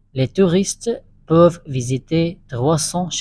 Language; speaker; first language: French; non-native, fluent; Arabic